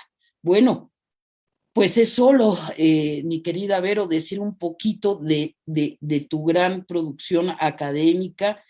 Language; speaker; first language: Spanish; native; Spanish